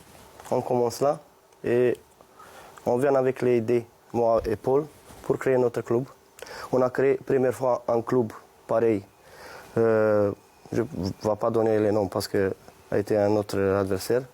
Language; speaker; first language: French; non-native, fluent; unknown